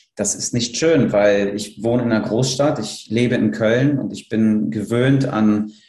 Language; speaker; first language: German; early bilingual, other home language; Polish